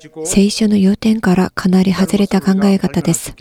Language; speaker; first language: Japanese; non-native, learner; Korean